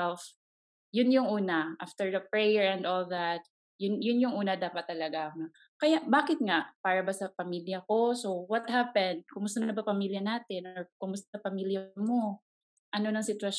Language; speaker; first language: English; non-native, local second language; Cebuano